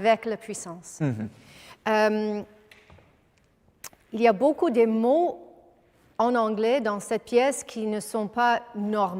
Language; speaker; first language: French; non-native, fluent; English